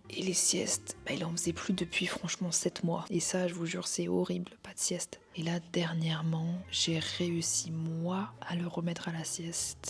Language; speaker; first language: French; native; French